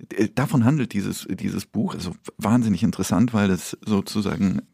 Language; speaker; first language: German; early bilingual, other home language; Polish